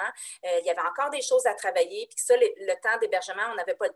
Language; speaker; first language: French; native; French